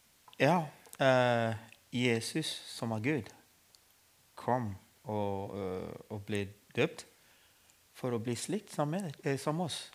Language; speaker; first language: Norwegian; non-native, fluent; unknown